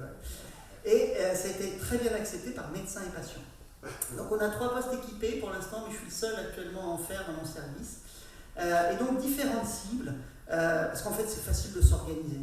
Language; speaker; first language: French; native; French